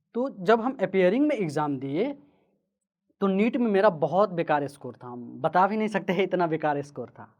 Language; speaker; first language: Hindi; native; Hindi